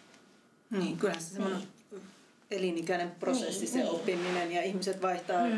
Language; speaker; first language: Finnish; native; Finnish